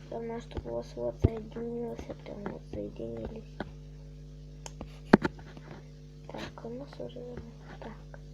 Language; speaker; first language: Russian; native; Russian